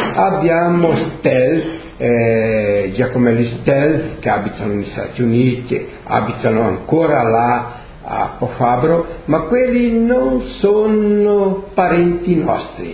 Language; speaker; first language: Italian; early bilingual, heritage; Portuguese